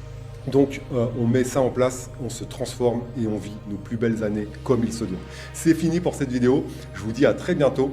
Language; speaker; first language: French; native; French